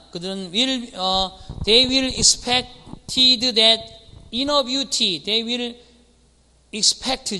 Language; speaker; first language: English; non-native, fluent; Korean